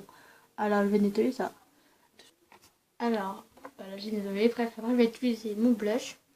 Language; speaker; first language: French; early bilingual, other home language; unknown